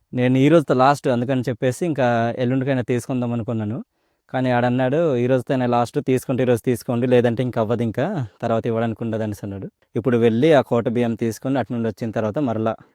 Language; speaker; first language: Telugu; non-native, local second language; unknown